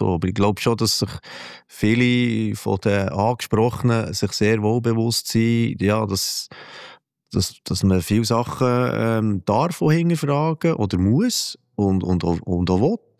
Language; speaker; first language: German; native; German